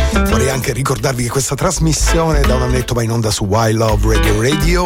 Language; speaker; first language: Italian; native; Italian